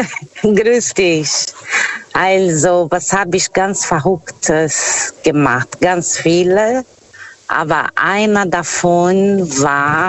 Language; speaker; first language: German; non-native, fluent; Portuguese